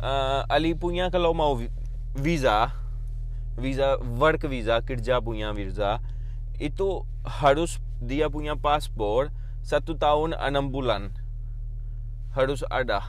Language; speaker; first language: Indonesian; non-native, fluent; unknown